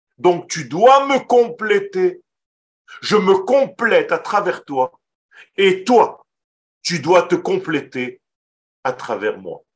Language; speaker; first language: French; non-native, fluent; Hebrew